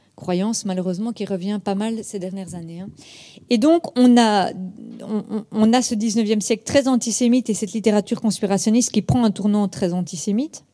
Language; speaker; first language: French; native; French